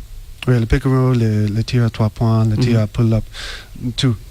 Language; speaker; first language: French; non-native, learner; English